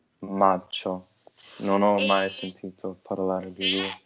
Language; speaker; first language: Italian; non-native, learner; English